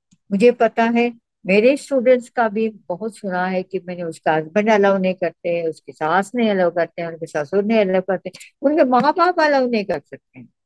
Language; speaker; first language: Hindi; non-native, local second language; Tamil